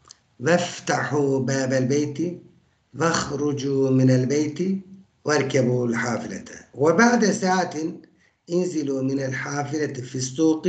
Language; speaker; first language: Arabic; non-native, fluent; Turkish